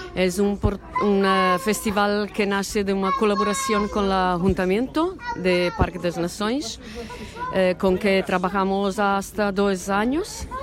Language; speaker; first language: Spanish; non-native, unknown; Italian